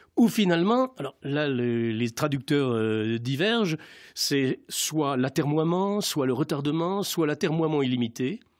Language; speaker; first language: French; native; French